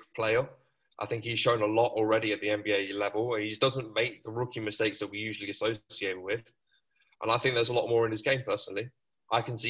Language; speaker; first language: English; native; English